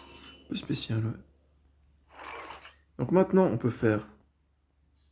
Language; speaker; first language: French; native; French